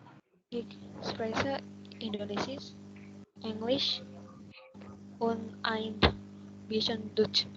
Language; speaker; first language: German; non-native, learner; Indonesian